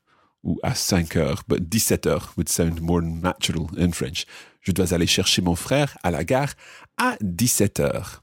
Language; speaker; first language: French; non-native, fluent; English